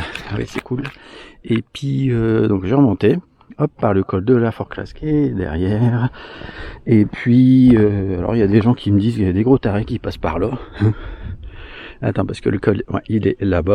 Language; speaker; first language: French; native; French